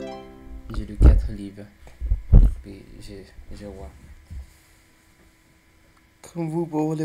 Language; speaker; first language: French; non-native, learner; English